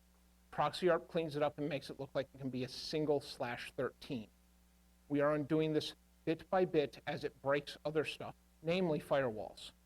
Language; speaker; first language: English; native; English